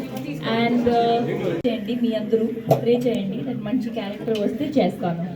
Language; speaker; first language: Telugu; non-native, local second language; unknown